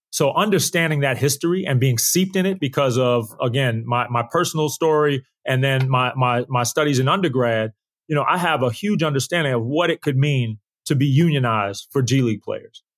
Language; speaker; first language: English; native; English